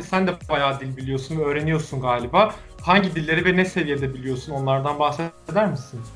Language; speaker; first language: Turkish; native; Turkish